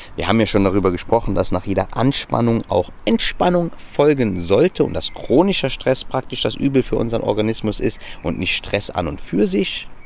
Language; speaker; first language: German; native; German